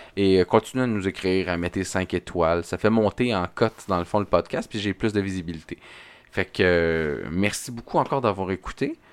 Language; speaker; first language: French; native; French